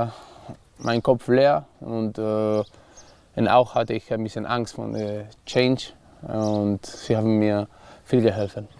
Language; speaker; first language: German; non-native, learner; Spanish